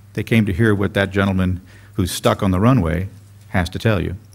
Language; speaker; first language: English; native; English